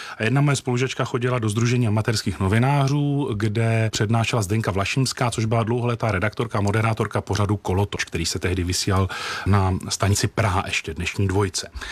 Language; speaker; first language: Czech; native; Czech